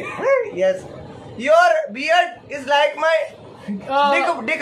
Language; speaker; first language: English; non-native, local second language; Hindi